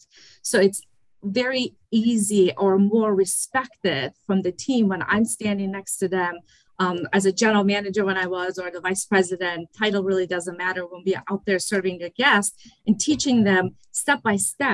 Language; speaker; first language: English; non-native, fluent; German